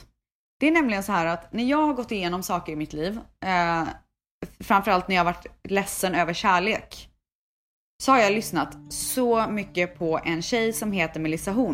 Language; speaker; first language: Swedish; native; Swedish